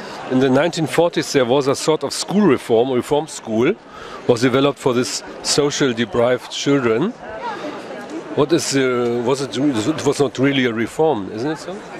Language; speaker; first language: English; non-native, fluent; German